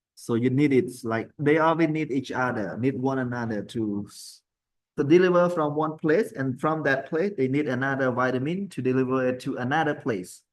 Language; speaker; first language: English; non-native, fluent; Khmer